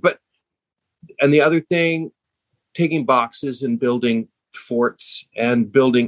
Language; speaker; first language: English; native; English